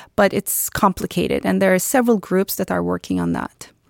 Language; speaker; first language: English; non-native, fluent; Turkish